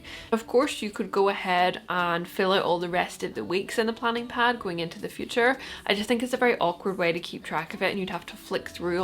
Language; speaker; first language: English; native; English